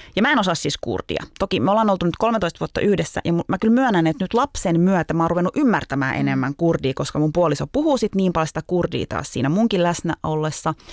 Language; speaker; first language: Finnish; early bilingual, other home language; Turkish